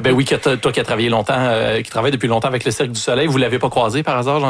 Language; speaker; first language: French; native; French